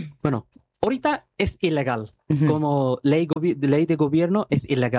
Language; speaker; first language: Spanish; non-native, learner; Bangla